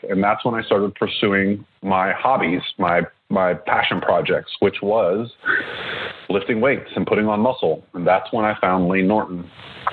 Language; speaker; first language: English; native; English